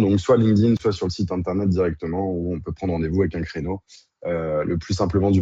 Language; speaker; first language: French; native; French